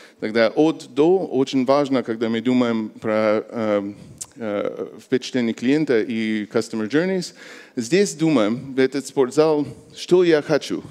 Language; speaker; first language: Russian; non-native, fluent; English